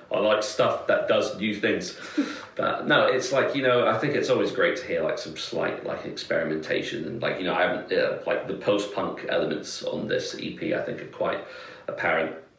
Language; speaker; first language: English; native; English